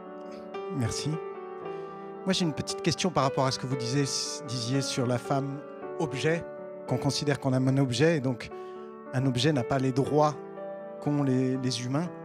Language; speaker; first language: French; native; French